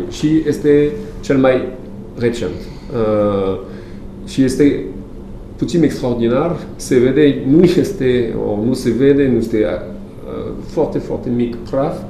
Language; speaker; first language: Romanian; non-native, learner; French